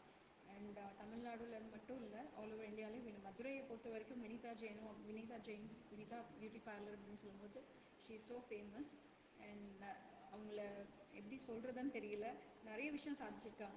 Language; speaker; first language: Tamil; native; Tamil